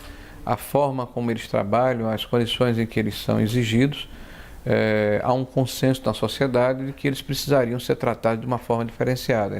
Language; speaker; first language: Portuguese; native; Portuguese